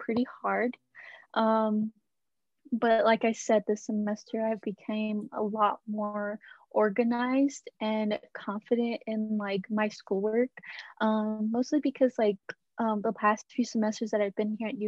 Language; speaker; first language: English; native; English